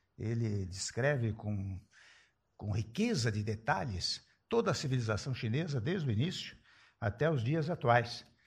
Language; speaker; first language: Portuguese; early bilingual, other home language; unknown